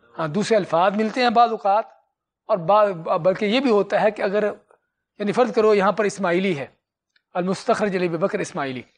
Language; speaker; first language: Urdu; native; Urdu